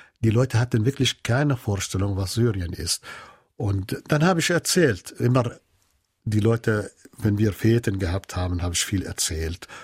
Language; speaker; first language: German; non-native, fluent; Arabic